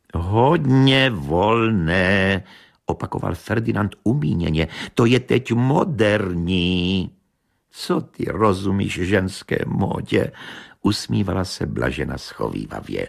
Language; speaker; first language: Czech; native; Czech